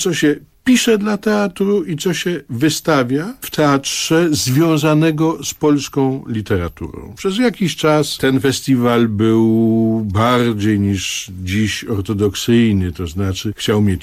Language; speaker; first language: Polish; native; Polish